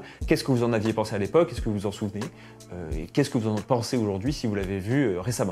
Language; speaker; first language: French; native; French